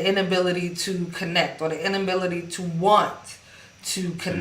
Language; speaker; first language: English; native; English